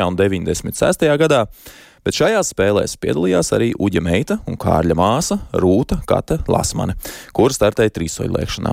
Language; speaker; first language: Latvian; native; Latvian